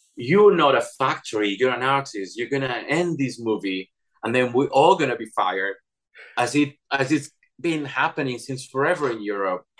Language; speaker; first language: English; non-native, fluent; Spanish